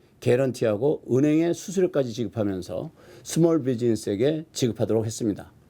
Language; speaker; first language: Korean; native; Korean